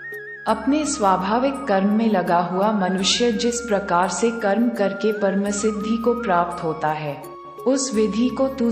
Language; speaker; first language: Hindi; native; Hindi